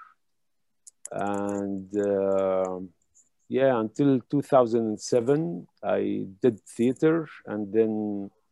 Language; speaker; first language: English; non-native, fluent; Hebrew